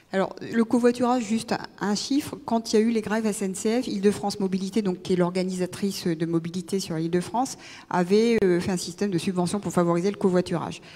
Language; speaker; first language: French; native; French